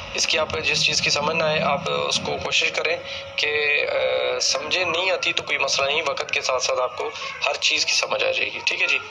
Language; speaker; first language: Urdu; native; Urdu